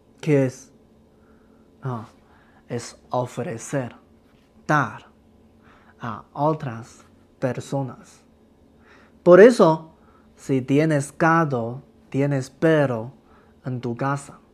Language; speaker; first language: Spanish; non-native, learner; Chinese